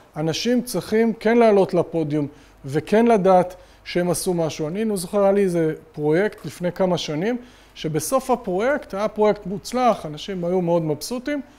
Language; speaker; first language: Hebrew; native; Hebrew